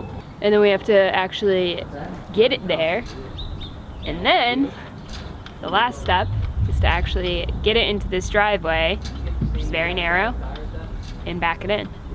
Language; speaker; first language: English; native; English